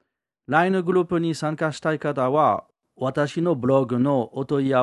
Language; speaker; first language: Japanese; non-native, fluent; French